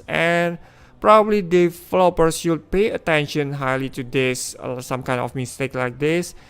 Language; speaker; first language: English; non-native, fluent; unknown